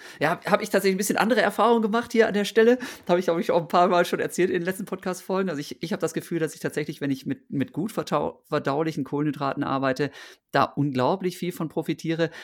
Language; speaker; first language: German; native; German